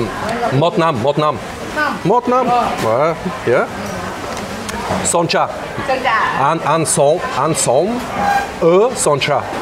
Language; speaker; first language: Vietnamese; non-native, learner; Bulgarian